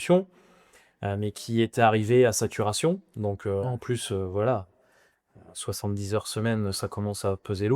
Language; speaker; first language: French; native; French